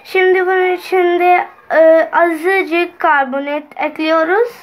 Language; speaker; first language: Turkish; non-native, learner; Urdu